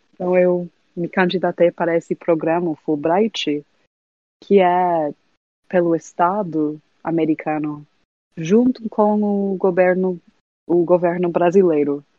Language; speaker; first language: Portuguese; non-native, fluent; English